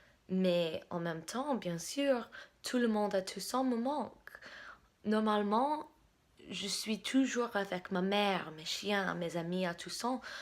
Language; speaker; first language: French; non-native, fluent; English